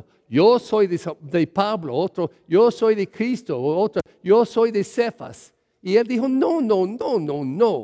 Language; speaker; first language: Spanish; early bilingual, heritage; English